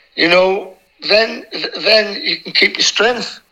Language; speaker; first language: English; native; English